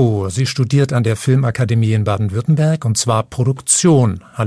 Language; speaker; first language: German; native; German